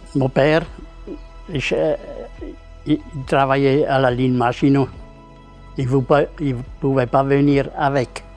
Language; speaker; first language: French; non-native, local second language; Swiss German